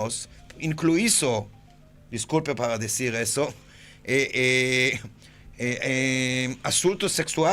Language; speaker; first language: Spanish; non-native, fluent; Hebrew